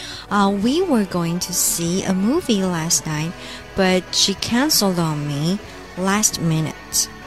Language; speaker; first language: English; non-native, fluent; Chinese